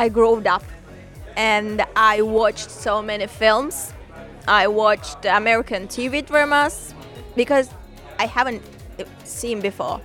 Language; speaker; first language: English; non-native, learner; Turkish